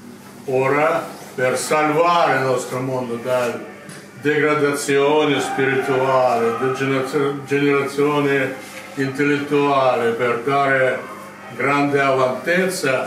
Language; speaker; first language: Italian; non-native, learner; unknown